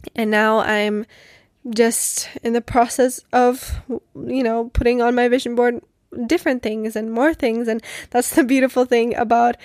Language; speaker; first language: English; non-native, fluent; Czech